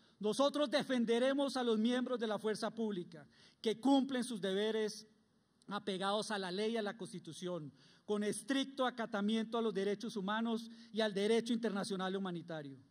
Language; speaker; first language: Spanish; native; Spanish